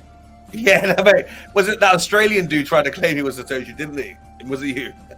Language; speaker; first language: English; native; English